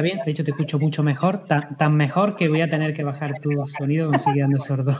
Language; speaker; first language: Spanish; native; Spanish